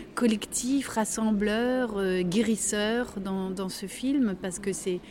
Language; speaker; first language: French; native; French